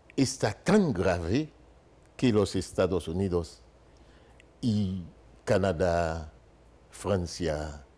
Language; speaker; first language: Spanish; non-native, fluent; Haitian Creole